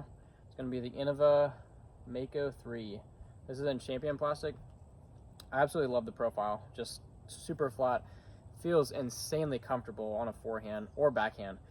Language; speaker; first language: English; native; English